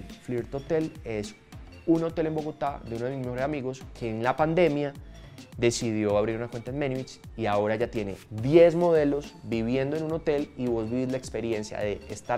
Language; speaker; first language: Spanish; native; Spanish